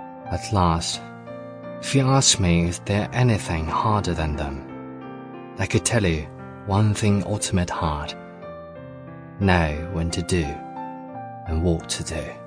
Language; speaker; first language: English; non-native, fluent; Chinese